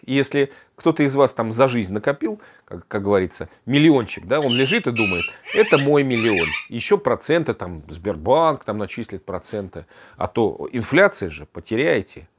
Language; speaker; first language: Russian; native; Russian